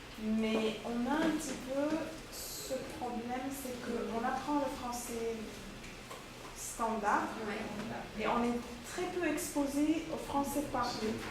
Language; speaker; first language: French; non-native, fluent; Arabic